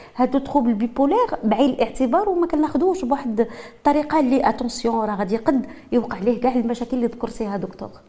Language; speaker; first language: Arabic; native; Arabic